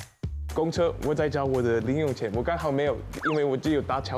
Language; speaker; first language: Chinese; non-native, fluent; English